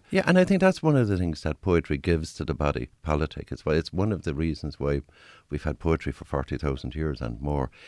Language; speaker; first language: English; native; English